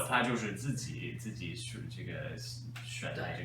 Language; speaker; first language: Chinese; native; Chinese